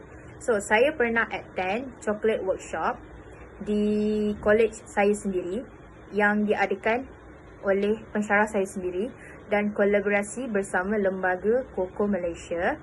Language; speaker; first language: Malay; native; Malay